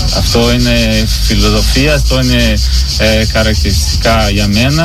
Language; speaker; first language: Greek; non-native, learner; Portuguese